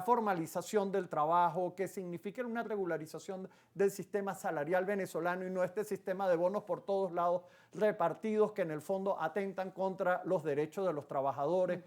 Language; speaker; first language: Spanish; native; Spanish